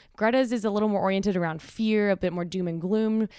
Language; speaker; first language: English; native; English